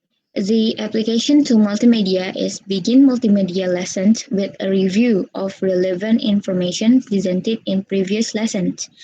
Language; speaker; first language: English; non-native, learner; Indonesian